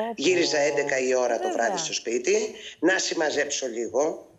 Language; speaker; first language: Greek; native; Greek